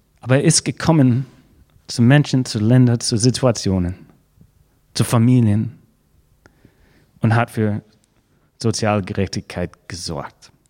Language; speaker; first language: German; non-native, fluent; English